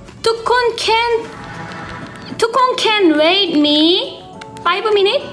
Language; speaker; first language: English; non-native, learner; Korean